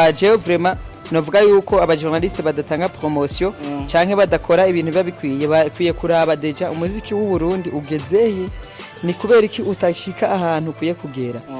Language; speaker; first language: Rundi; early bilingual, heritage; Rundi